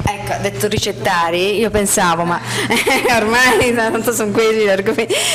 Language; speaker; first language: Italian; native; Italian